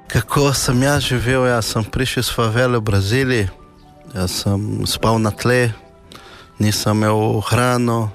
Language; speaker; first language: Slovenian; non-native, fluent; Portuguese